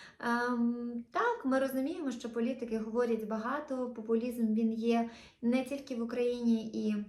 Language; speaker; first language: Ukrainian; native; Ukrainian